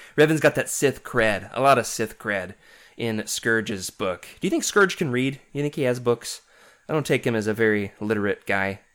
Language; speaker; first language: English; native; English